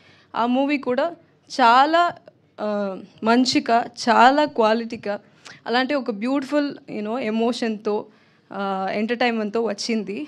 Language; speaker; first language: Telugu; non-native, learner; Tamil